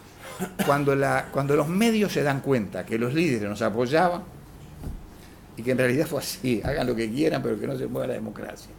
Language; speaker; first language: Spanish; native; Spanish